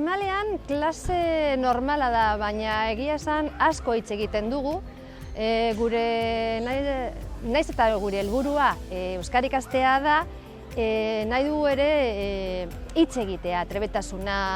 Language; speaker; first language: Basque; non-native, learner; Spanish